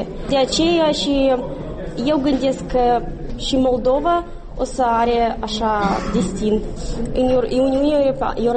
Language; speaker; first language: Romanian; non-native, local second language; Gagauz